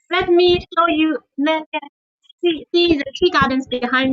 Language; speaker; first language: English; non-native, fluent; Chinese